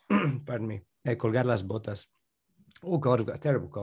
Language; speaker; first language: English; native; English